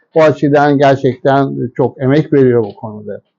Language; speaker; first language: Turkish; non-native, fluent; Persian